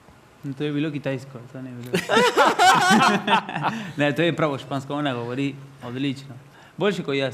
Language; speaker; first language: Slovenian; non-native, learner; Spanish